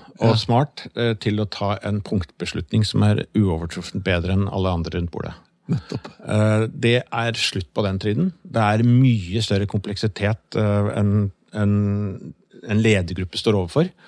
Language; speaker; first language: Norwegian; native; Norwegian